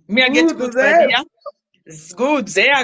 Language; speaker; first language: German; non-native, learner; French